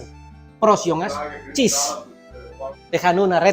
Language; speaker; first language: Dutch; non-native, learner; Indonesian